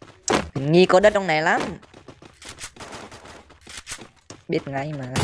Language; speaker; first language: Vietnamese; native; Vietnamese